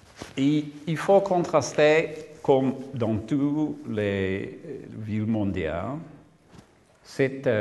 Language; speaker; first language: French; non-native, learner; English